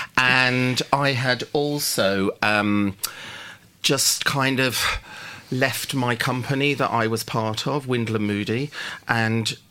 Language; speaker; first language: English; native; English